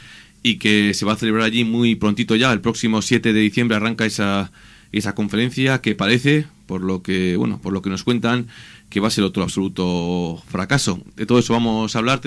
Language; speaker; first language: Spanish; native; Spanish